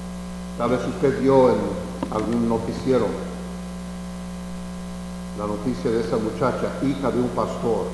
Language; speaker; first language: Spanish; non-native, fluent; English